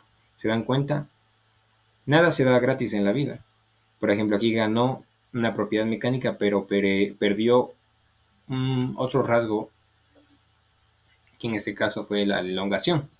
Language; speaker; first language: Spanish; native; Spanish